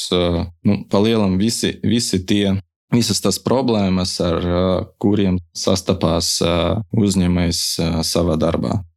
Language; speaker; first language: Latvian; non-native, local second language; Russian